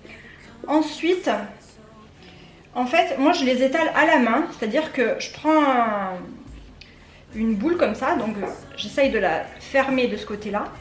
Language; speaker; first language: French; native; French